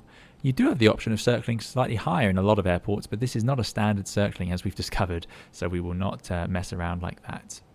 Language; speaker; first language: English; native; English